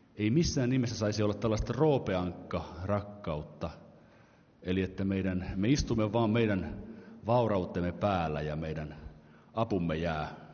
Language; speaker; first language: Finnish; native; Finnish